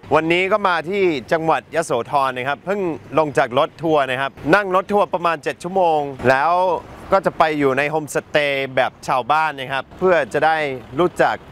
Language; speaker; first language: Thai; non-native, fluent; English